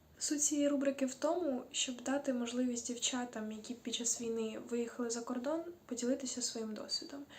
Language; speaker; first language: Ukrainian; native; Ukrainian